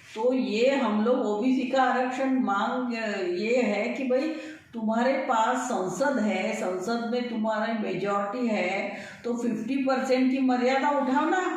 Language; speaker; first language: Hindi; non-native, local second language; Marathi